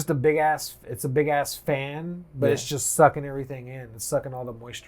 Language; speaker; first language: English; native; English